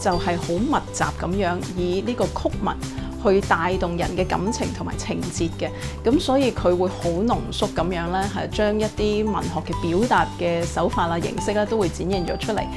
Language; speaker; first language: Cantonese; native; Cantonese